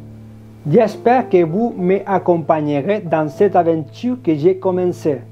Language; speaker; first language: French; non-native, learner; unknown